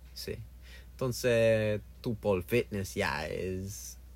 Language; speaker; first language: Spanish; non-native, learner; English